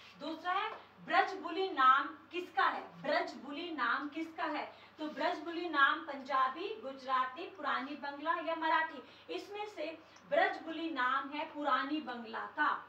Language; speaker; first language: Hindi; native; Hindi